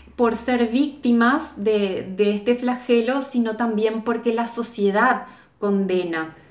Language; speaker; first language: Spanish; native; Spanish